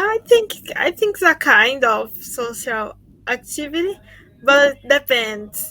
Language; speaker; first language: English; non-native, learner; Portuguese